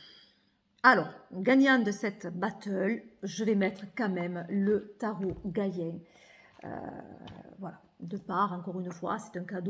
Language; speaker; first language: French; native; French